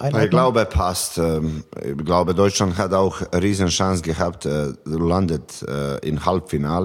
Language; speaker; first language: German; non-native, fluent; Serbian